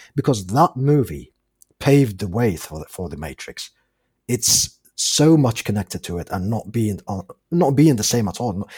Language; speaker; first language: English; non-native, fluent; Arabic